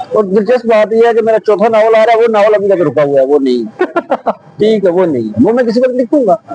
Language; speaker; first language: Urdu; non-native, local second language; Northern Hindko